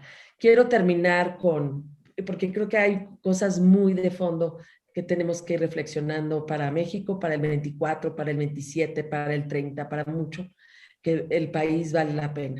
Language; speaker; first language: Spanish; native; Spanish